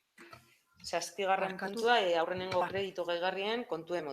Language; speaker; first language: Basque; native; Basque